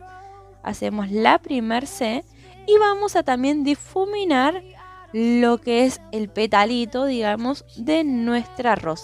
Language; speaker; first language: Spanish; native; Spanish